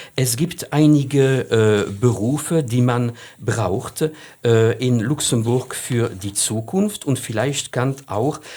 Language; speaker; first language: German; non-native, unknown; French